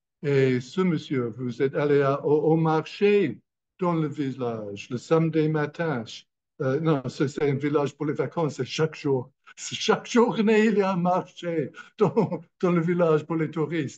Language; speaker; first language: French; non-native, fluent; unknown